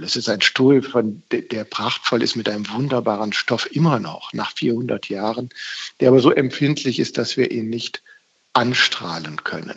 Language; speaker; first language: German; native; German